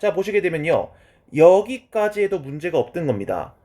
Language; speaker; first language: Korean; native; Korean